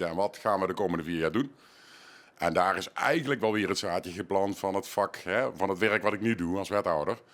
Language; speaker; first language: Dutch; native; Dutch